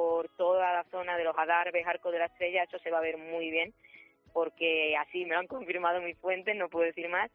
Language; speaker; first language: Spanish; native; Spanish